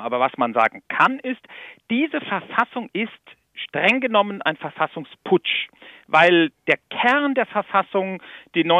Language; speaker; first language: German; native; German